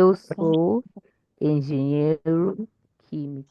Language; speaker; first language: Portuguese; non-native, fluent; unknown